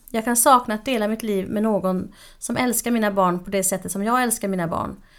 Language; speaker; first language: Swedish; native; Swedish